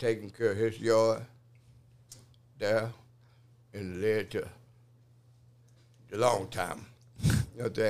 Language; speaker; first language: English; native; English